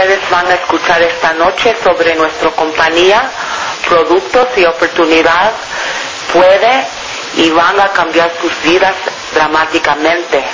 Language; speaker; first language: Spanish; non-native, fluent; English